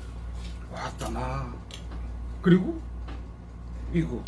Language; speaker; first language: Korean; native; Korean